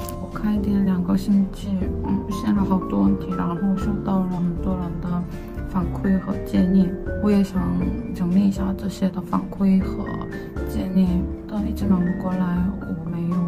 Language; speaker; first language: Chinese; non-native, fluent; Korean